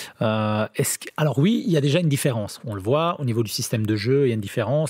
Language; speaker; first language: French; native; French